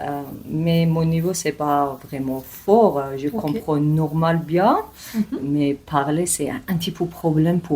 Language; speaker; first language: French; non-native, learner; Georgian